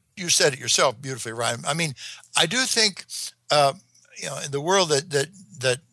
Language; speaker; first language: English; native; English